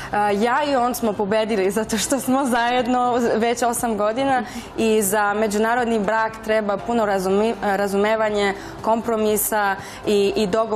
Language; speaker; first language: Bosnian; non-native, fluent; Spanish